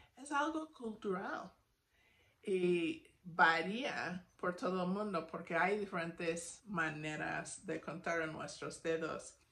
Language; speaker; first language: Spanish; non-native, fluent; English